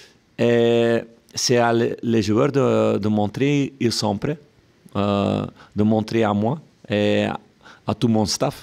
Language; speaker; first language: French; non-native, local second language; Dutch